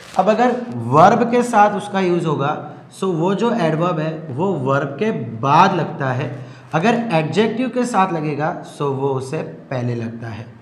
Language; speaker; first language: Hindi; native; Hindi